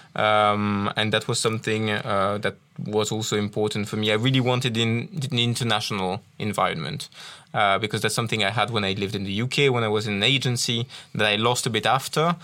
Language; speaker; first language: English; non-native, fluent; French